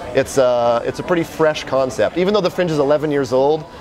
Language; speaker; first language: English; native; English